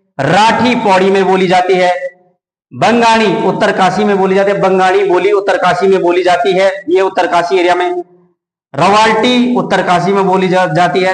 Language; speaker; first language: Hindi; native; Hindi